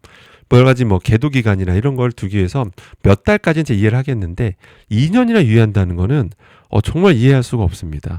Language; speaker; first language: Korean; native; Korean